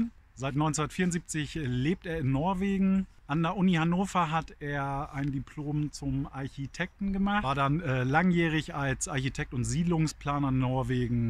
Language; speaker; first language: German; native; German